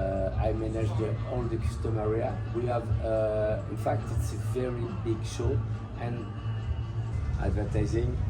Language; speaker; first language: English; non-native, learner; French